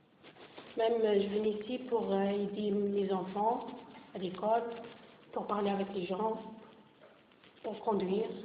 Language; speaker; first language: French; non-native, learner; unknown